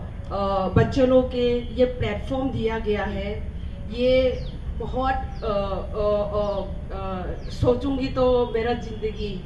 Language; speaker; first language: Hindi; non-native, local second language; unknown